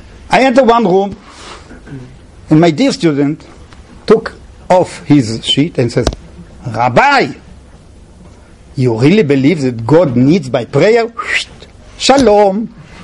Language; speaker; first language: English; non-native, fluent; Hebrew